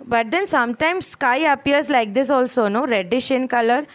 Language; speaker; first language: English; non-native, local second language; Malayalam